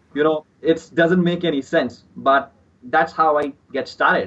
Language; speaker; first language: English; non-native, local second language; Punjabi